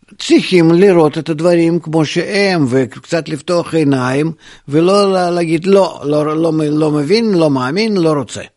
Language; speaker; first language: Hebrew; non-native, fluent; Russian